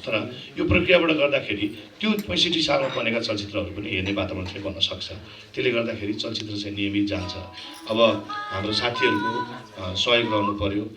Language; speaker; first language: Nepali; non-native, local second language; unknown